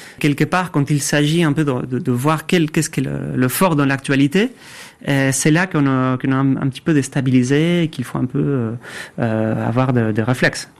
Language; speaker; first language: French; non-native, fluent; Spanish